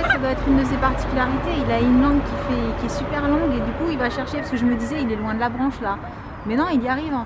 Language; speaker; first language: French; native; French